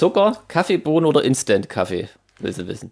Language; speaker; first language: German; native; German